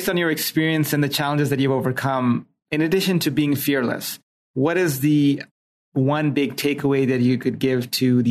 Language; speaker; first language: English; non-native, local second language; Urdu